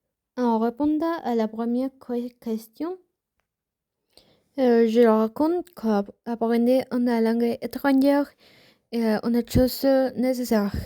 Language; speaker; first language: French; non-native, learner; Spanish